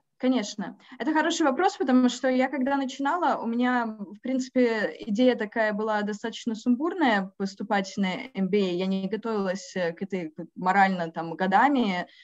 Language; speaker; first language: Russian; native; Russian